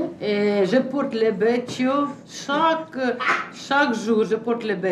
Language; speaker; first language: French; non-native, fluent; Russian